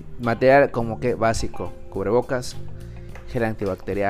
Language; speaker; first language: Spanish; native; Spanish